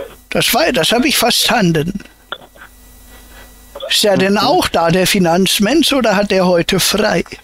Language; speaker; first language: German; native; German